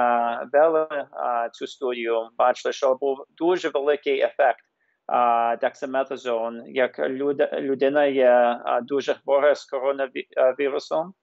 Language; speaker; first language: Ukrainian; early bilingual, heritage; English